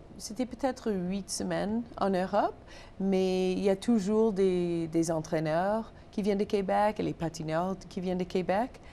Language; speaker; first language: French; non-native, local second language; English